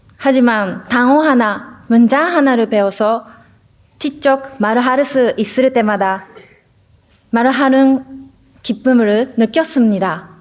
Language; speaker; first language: Korean; non-native, learner; Japanese